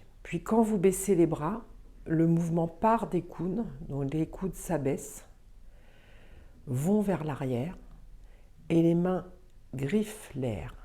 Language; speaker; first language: French; native; French